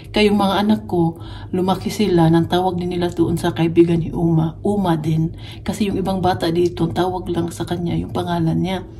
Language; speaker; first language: Filipino; non-native, local second language; Cebuano